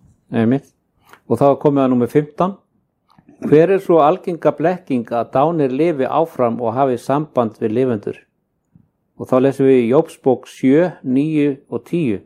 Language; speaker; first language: Icelandic; native; Icelandic